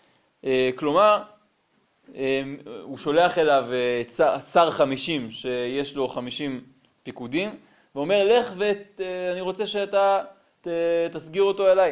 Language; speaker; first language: Hebrew; native; Hebrew